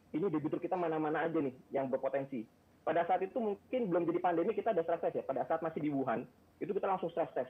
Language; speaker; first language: Indonesian; native; Indonesian